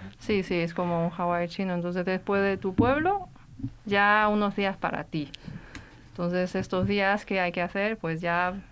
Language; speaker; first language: Spanish; non-native, fluent; Chinese